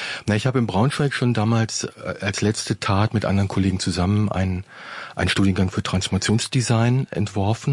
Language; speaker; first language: German; native; German